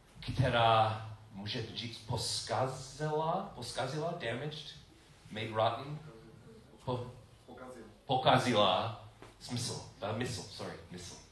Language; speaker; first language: Czech; non-native, learner; English